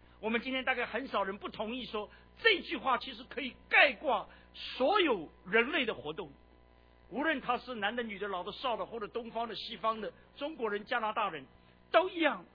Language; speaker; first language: Chinese; native; Chinese